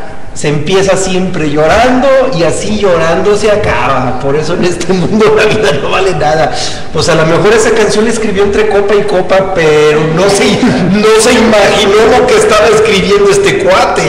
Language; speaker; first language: Spanish; native; Spanish